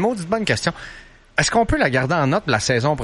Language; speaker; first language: French; native; French